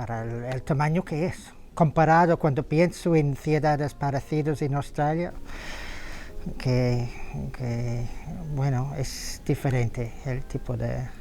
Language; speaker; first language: Spanish; non-native, fluent; English